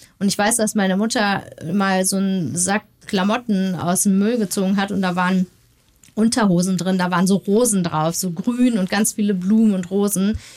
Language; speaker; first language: German; early bilingual, other home language; Turkish